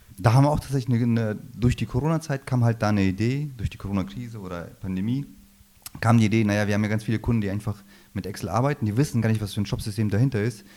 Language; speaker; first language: German; early bilingual, other home language; Low German